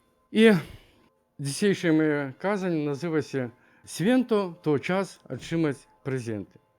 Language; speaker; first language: Polish; non-native, learner; Ukrainian